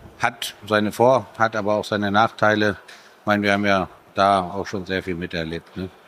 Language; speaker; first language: German; native; German